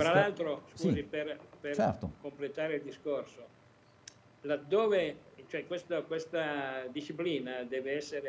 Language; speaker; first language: Italian; native; Italian